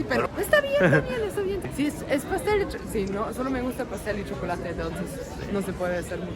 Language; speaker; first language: Spanish; non-native, fluent; German